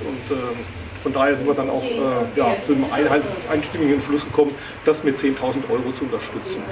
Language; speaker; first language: German; native; German